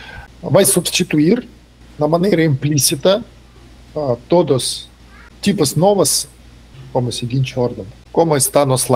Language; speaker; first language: Portuguese; non-native, fluent; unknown